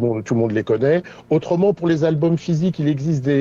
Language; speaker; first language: French; native; French